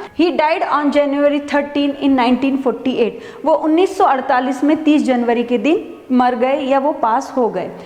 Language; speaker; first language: Hindi; native; Hindi